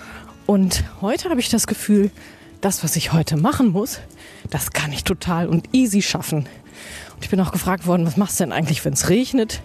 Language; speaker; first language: German; native; German